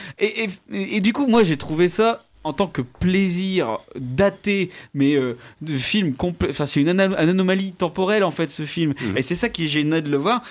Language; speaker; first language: French; native; French